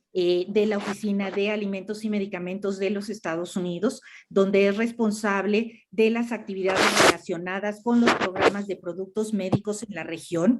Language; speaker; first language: Spanish; native; Spanish